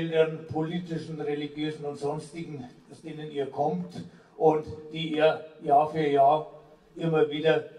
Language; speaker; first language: German; native; German